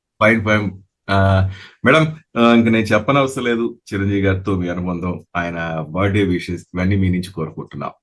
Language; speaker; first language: Telugu; native; Telugu